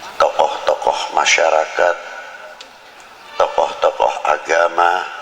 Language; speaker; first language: Indonesian; non-native, local second language; Javanese